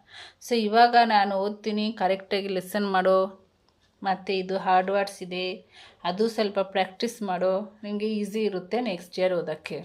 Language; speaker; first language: Kannada; non-native, local second language; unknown